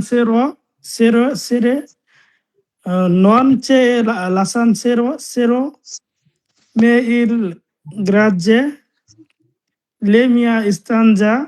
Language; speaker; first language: Italian; non-native, learner; Bangla